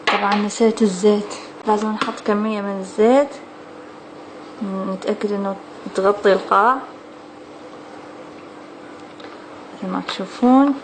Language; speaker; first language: Arabic; native; Arabic